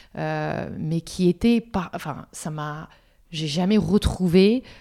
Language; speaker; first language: French; non-native, fluent; English